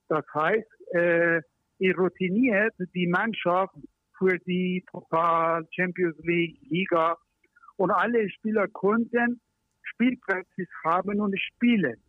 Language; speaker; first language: German; non-native, learner; Persian